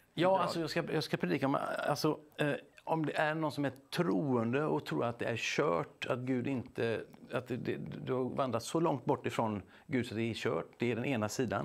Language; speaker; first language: Swedish; native; Swedish